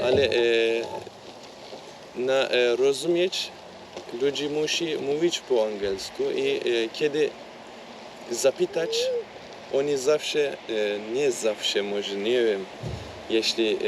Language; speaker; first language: Polish; non-native, learner; Turkish